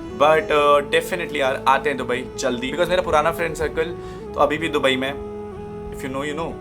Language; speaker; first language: Hindi; native; Hindi